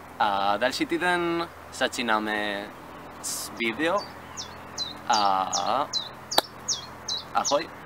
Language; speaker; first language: Czech; non-native, learner; Spanish